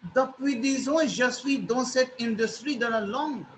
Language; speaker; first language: French; non-native, fluent; Hindi